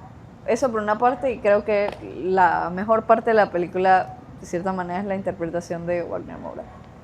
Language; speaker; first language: Spanish; native; Spanish